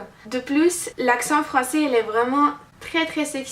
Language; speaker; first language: French; non-native, fluent; Russian